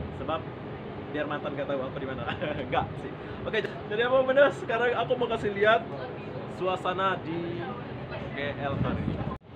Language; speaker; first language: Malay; non-native, local second language; Indonesian